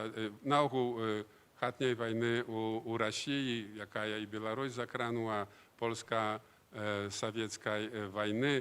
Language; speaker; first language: Polish; non-native, learner; Belarusian